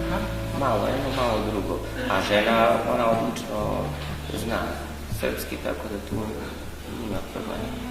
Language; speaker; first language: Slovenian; non-native, learner; Serbian